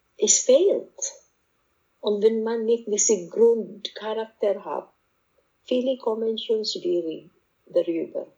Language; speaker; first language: German; non-native, fluent; Filipino